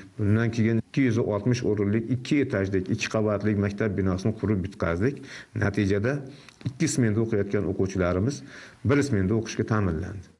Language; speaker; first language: Uzbek; native; Uzbek